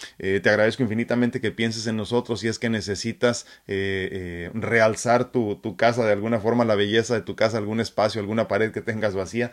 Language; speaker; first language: Spanish; native; Spanish